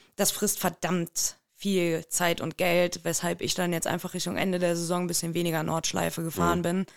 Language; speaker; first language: German; native; German